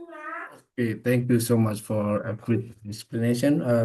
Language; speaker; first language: English; non-native, fluent; Indonesian